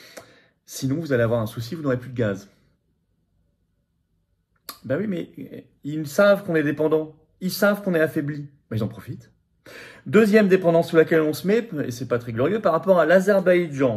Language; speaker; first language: French; native; French